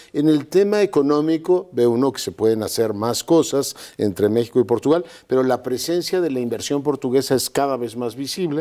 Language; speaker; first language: Spanish; native; Spanish